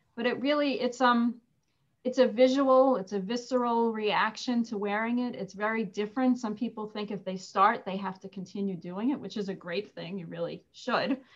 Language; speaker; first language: English; native; English